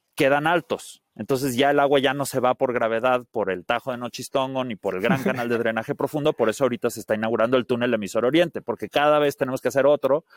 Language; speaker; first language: Spanish; early bilingual, heritage; Spanish